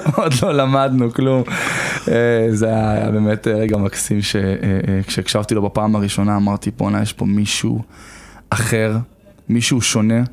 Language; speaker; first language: Hebrew; native; Hebrew